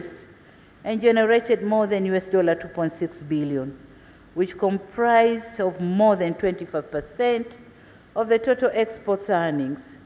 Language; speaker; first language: English; non-native, local second language; Swahili